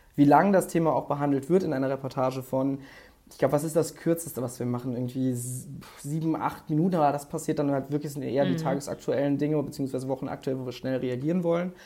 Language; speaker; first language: German; native; German